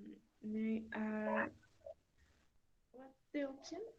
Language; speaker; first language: English; non-native, learner; Spanish